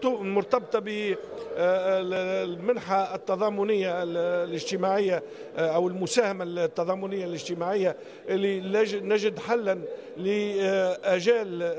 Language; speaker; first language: Arabic; native; Arabic